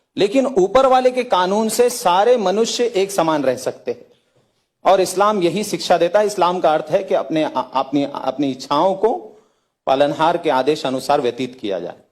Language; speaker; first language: Hindi; native; Hindi